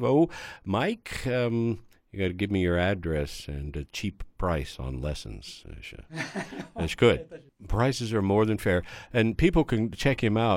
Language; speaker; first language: English; native; English